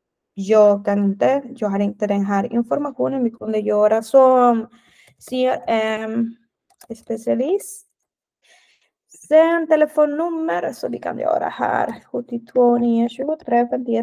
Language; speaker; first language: Swedish; non-native, fluent; Spanish